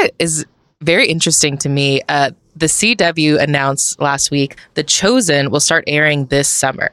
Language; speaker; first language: English; native; English